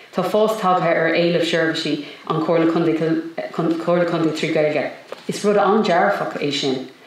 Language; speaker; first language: Irish; non-native, local second language; English